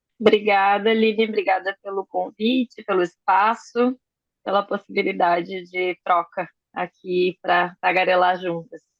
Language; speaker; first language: Portuguese; early bilingual, other home language; Spanish